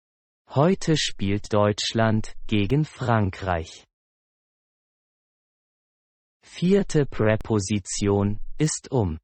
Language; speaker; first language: German; non-native, fluent; Persian